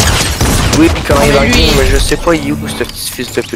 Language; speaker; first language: French; native; French